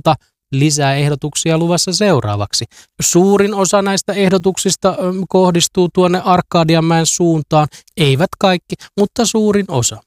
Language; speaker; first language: Finnish; native; Finnish